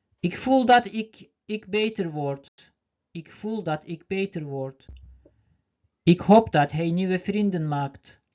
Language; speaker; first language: Dutch; non-native, learner; Turkish